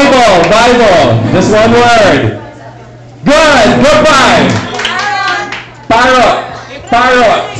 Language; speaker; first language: English; non-native, local second language; Filipino